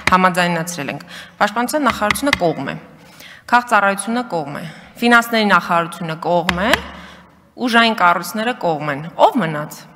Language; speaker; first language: Armenian; native; Armenian